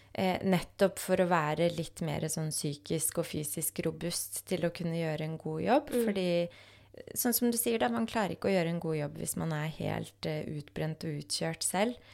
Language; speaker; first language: Norwegian; early bilingual, other home language; Polish